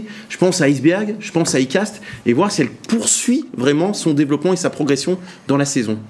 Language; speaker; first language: French; native; French